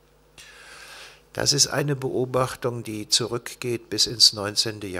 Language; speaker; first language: German; native; German